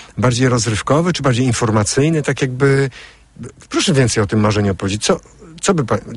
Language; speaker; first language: Polish; native; Polish